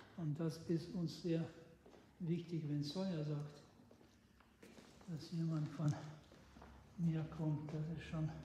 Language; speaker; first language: German; non-native, fluent; Russian